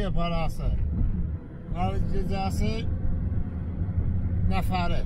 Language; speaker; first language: Turkish; non-native, learner; Azerbaijani